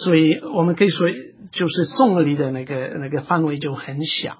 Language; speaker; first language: Chinese; non-native, fluent; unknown